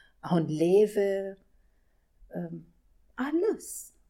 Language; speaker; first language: Dutch; non-native, learner; Arabic